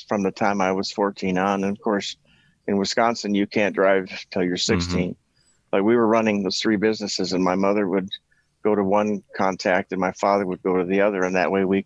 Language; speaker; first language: English; native; English